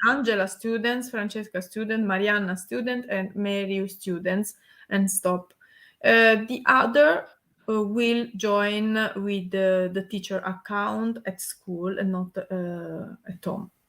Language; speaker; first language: English; non-native, learner; Italian